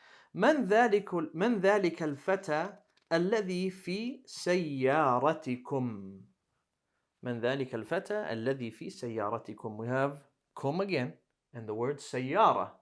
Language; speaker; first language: Arabic; non-native, fluent; English